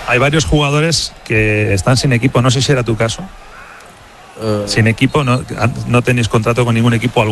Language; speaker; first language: Spanish; native; Spanish